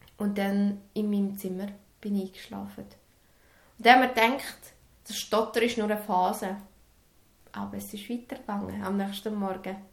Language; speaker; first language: German; early bilingual, other home language; Serbian